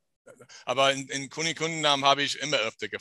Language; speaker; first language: German; non-native, fluent; English